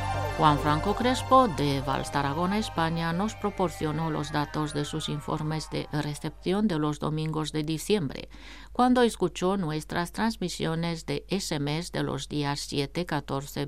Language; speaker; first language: Spanish; non-native, fluent; Romanian